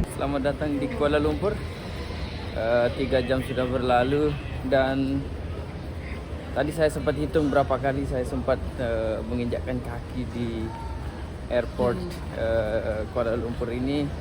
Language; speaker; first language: Indonesian; non-native, local second language; Sasak